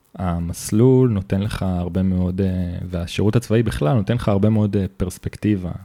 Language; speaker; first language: Hebrew; native; Hebrew